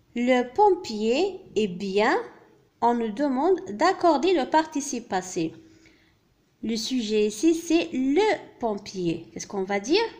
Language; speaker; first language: French; non-native, local second language; Arabic